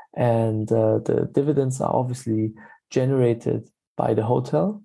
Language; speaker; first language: English; non-native, fluent; German